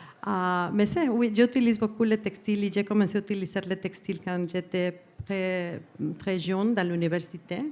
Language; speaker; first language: French; non-native, fluent; Spanish